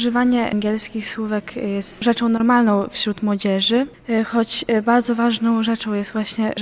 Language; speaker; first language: Polish; non-native, local second language; Lithuanian